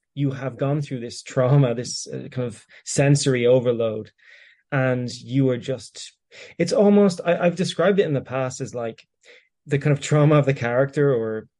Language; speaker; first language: English; native; English